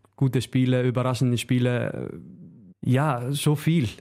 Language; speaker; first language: German; non-native, fluent; Icelandic